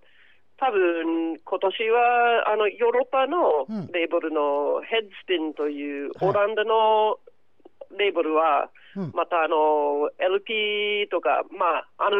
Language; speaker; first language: Japanese; non-native, fluent; English